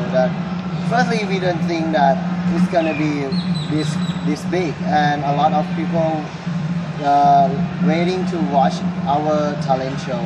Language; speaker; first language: English; non-native, learner; Thai